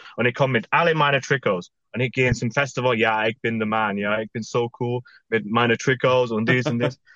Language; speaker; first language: German; non-native, fluent; English